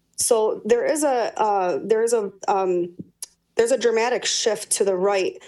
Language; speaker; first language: English; native; English